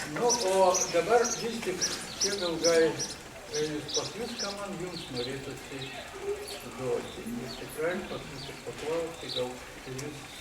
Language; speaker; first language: Lithuanian; non-native, local second language; Russian